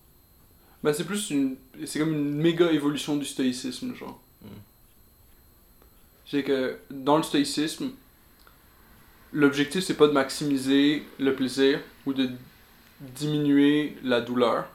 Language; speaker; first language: French; native; French